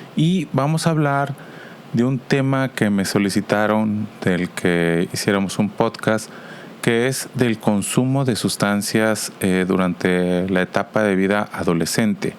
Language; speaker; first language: Spanish; native; Spanish